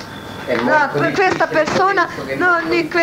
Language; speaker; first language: Italian; non-native, learner; Croatian